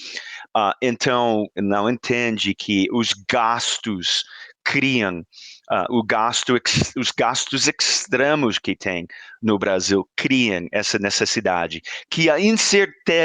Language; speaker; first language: Portuguese; non-native, fluent; English